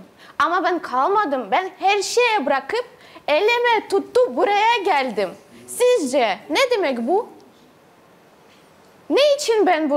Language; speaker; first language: Turkish; non-native, learner; Russian